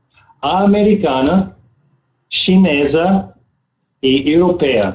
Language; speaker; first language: Portuguese; non-native, learner; English